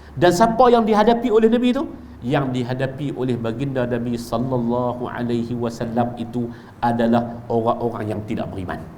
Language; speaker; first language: Malay; native; Malay